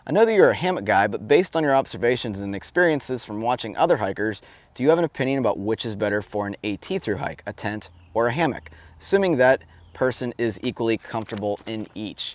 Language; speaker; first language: English; native; English